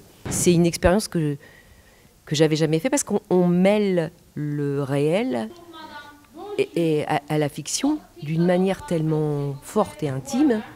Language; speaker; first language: French; early bilingual, other home language; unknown